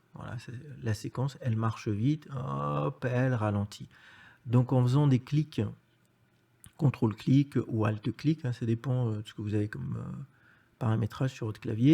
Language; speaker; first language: French; native; French